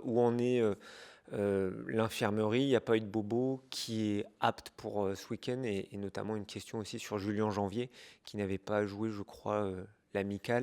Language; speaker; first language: French; native; French